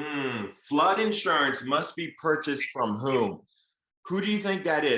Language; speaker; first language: English; native; English